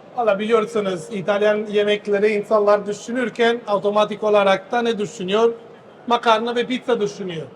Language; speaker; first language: Turkish; non-native, fluent; Italian